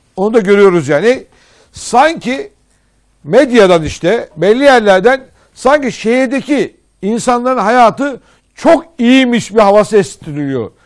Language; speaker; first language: Turkish; native; Turkish